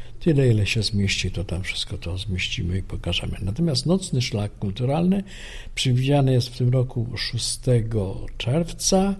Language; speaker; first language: Polish; native; Polish